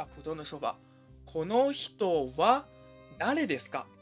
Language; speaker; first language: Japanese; non-native, fluent; Chinese